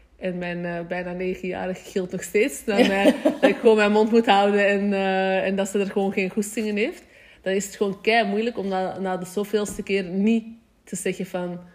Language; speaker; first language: Dutch; native; Dutch